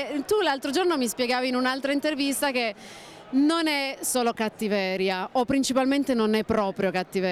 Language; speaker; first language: Italian; native; Italian